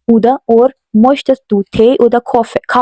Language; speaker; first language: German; non-native, learner; Hindi